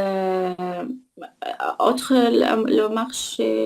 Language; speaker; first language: French; non-native, learner; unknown